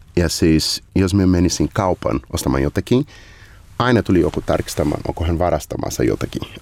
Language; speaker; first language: Finnish; non-native, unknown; Portuguese